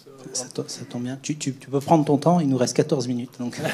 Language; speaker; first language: French; native; French